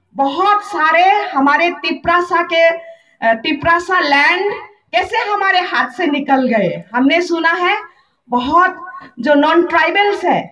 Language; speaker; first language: Hindi; non-native, local second language; Bodo